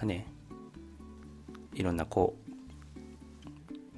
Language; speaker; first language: Japanese; native; Japanese